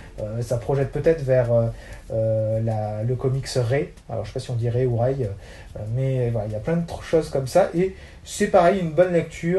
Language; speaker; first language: French; native; French